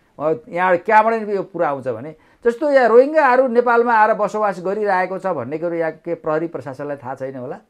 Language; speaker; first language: Nepali; native; Nepali